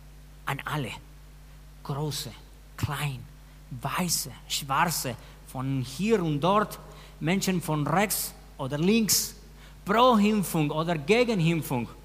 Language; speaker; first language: German; non-native, fluent; Spanish